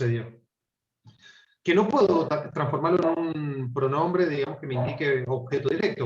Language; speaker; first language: Spanish; native; Spanish